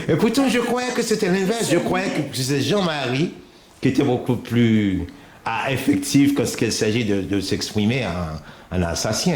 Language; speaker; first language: French; non-native, local second language; Haitian Creole